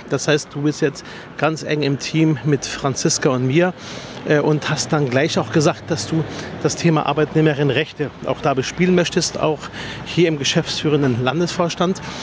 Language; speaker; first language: German; early bilingual, other home language; Arabic